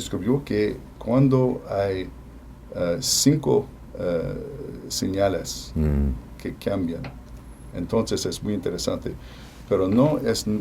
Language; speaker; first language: Spanish; non-native, fluent; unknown